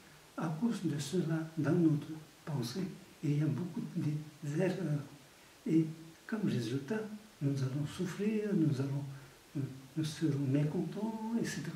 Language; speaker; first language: French; non-native, fluent; Tibetan